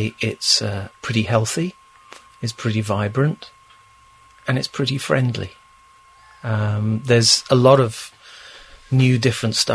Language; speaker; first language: English; native; English